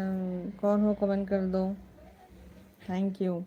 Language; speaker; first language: Hindi; non-native, local second language; Assamese